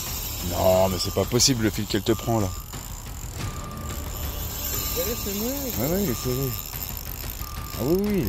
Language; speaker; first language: French; native; French